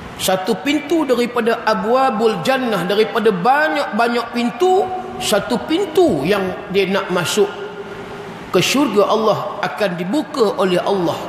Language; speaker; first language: Malay; native; Malay